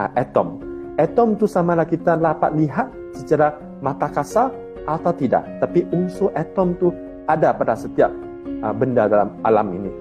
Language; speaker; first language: Malay; non-native, local second language; Chinese